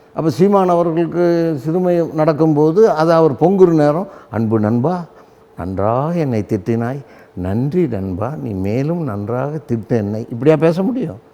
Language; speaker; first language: Tamil; native; Tamil